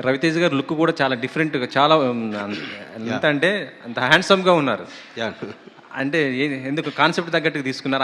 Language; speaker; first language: Telugu; native; Telugu